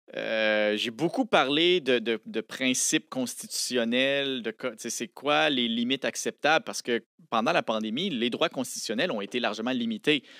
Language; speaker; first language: French; native; French